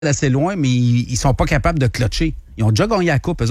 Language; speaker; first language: French; native; French